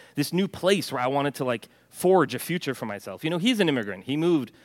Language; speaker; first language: English; early bilingual, other home language; Norwegian